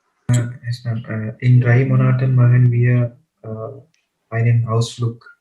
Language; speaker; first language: German; non-native, learner; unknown